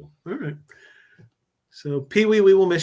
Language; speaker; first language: English; native; English